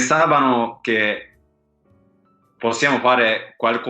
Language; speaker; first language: Italian; non-native, learner; Japanese